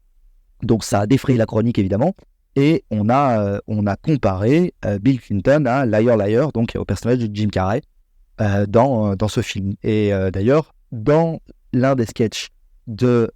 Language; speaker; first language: French; native; French